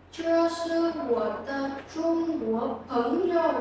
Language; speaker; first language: Chinese; non-native, learner; Vietnamese